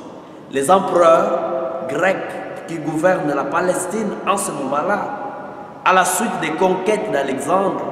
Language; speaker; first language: French; non-native, local second language; Lingala